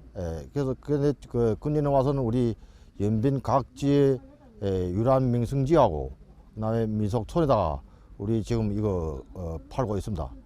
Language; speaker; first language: Korean; native; Korean